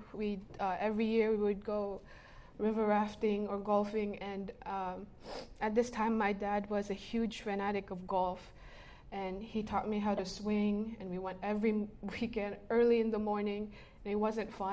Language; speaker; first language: English; early bilingual, other home language; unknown